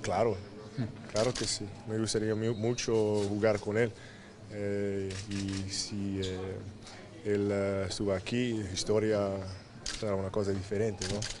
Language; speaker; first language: Spanish; non-native, learner; English